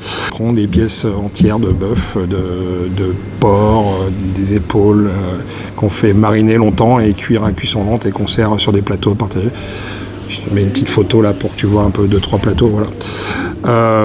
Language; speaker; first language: French; native; French